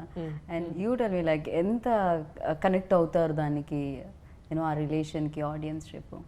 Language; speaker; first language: Telugu; native; Telugu